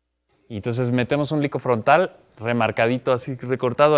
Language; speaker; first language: Spanish; native; Spanish